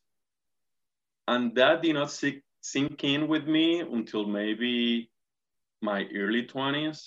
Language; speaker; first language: English; non-native, fluent; Spanish